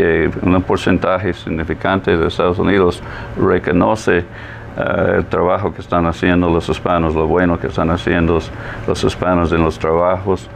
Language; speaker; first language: Spanish; non-native, fluent; English